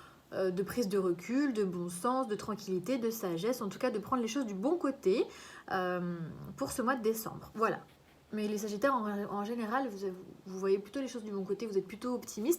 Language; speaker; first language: French; native; French